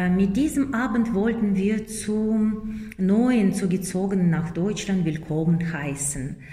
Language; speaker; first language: German; non-native, fluent; Russian